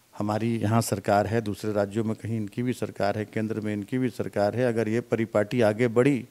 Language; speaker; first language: Hindi; native; Hindi